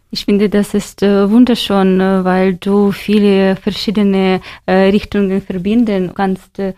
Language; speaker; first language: German; non-native, learner; Ukrainian